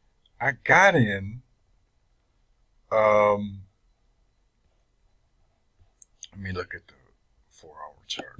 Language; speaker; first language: English; native; English